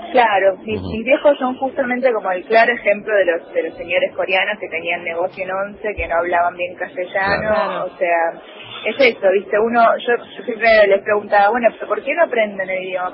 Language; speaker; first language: Spanish; early bilingual, other home language; Korean